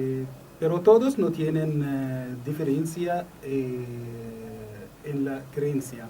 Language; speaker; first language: Spanish; non-native, learner; Arabic